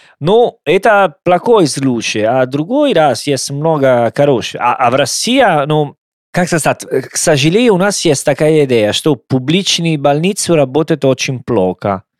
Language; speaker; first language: Russian; non-native, learner; Italian